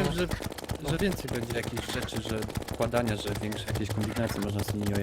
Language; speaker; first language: Polish; native; Polish